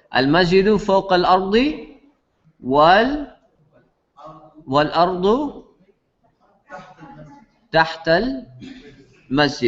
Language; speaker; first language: Arabic; non-native, fluent; English